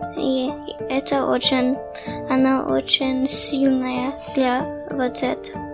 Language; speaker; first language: Russian; early bilingual, heritage; Russian